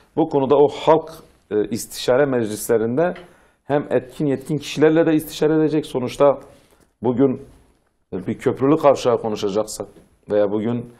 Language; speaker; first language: Turkish; non-native, local second language; Zaza